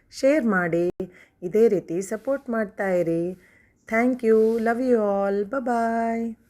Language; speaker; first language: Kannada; non-native, local second language; Konkani